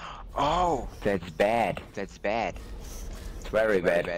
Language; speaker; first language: English; non-native, learner; German